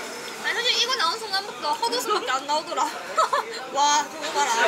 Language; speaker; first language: Korean; native; Korean